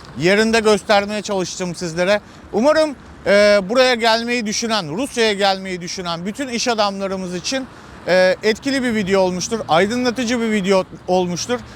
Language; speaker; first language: Turkish; native; Turkish